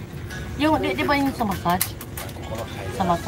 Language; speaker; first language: Japanese; non-native, fluent; Filipino